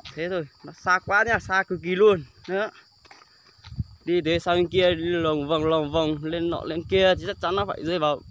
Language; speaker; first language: Vietnamese; non-native, local second language; Hmong